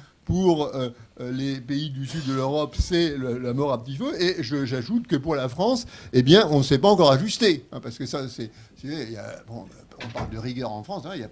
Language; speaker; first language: French; native; French